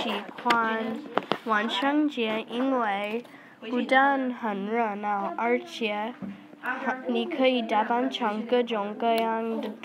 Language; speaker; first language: Chinese; non-native, learner; English